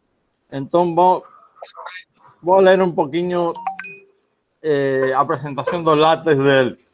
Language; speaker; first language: Portuguese; non-native, fluent; Spanish